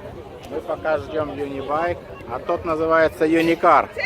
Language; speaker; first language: Russian; native; Russian